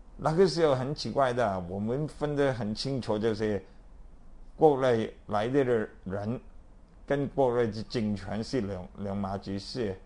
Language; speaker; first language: Chinese; non-native, local second language; Cantonese